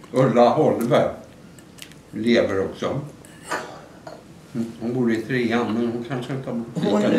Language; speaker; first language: Swedish; native; Swedish